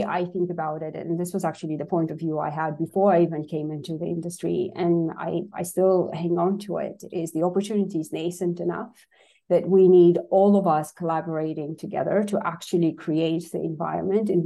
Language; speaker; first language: English; non-native, fluent; Russian